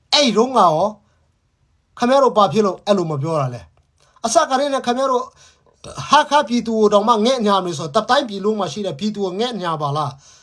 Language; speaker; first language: Burmese; non-native, local second language; Hakha Chin